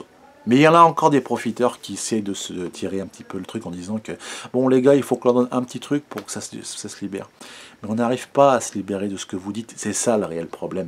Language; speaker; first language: French; native; French